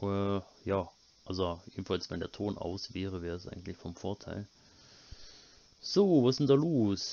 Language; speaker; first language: German; native; German